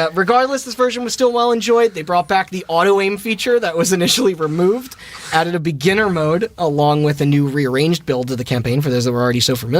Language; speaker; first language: English; native; English